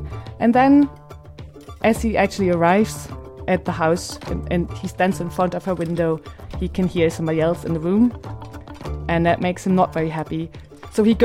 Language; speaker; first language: English; non-native, fluent; German